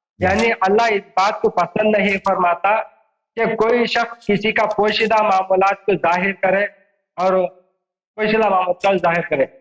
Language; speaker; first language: Urdu; non-native, local second language; Tamil